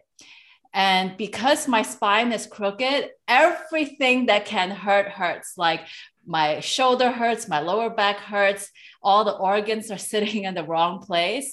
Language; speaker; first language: English; non-native, local second language; Cantonese